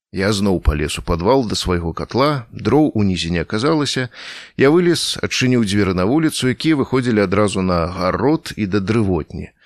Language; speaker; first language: Belarusian; native; Belarusian